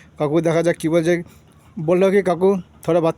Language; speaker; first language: Hindi; non-native, local second language; Bangla